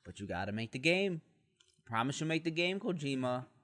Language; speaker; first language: English; native; English